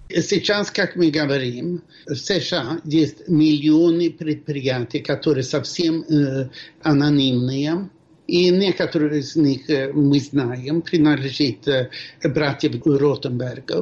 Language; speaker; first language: Russian; non-native, fluent; Swedish